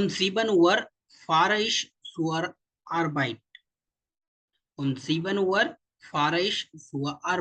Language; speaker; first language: German; non-native, fluent; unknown